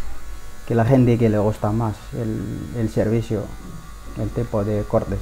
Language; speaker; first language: Spanish; non-native, learner; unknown